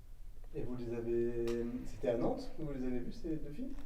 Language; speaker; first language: French; native; French